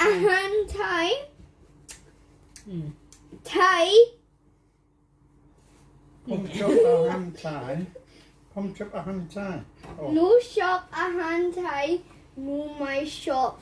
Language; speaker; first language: Thai; early bilingual, heritage; English